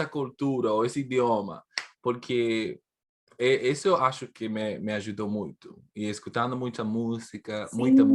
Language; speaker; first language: Portuguese; non-native, learner; English